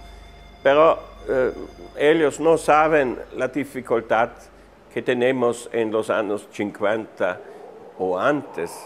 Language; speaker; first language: Spanish; non-native, fluent; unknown